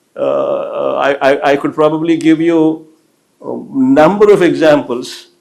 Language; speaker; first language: English; non-native, local second language; Telugu